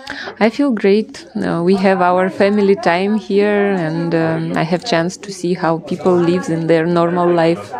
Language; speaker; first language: English; non-native, fluent; Russian